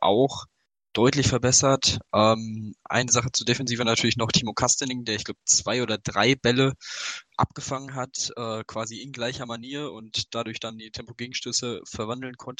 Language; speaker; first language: German; native; German